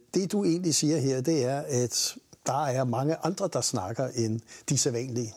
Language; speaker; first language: Danish; native; Danish